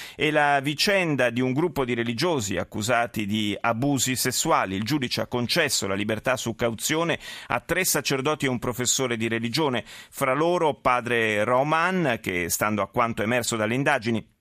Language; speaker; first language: Italian; native; Italian